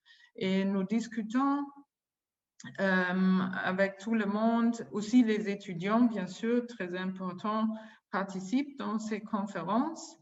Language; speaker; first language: French; non-native, fluent; German